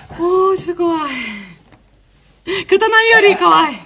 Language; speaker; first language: Japanese; non-native, fluent; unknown